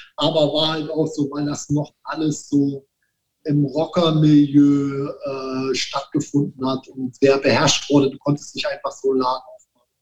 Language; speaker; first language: German; early bilingual, other home language; Italian